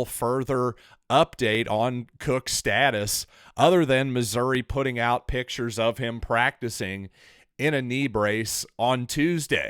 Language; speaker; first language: English; native; English